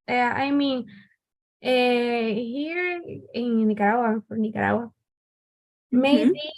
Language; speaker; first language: English; non-native, learner; Spanish